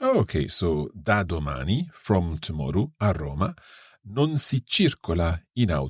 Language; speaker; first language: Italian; non-native, fluent; English